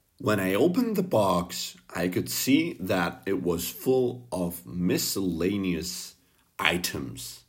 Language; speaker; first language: English; non-native, fluent; Czech